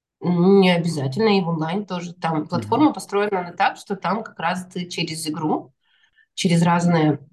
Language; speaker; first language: Russian; non-native, local second language; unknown